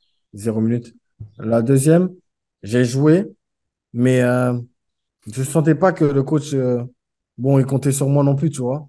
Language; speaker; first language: French; native; French